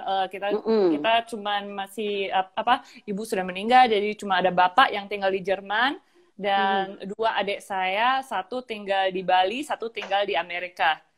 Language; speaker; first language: Indonesian; early bilingual, heritage; Indonesian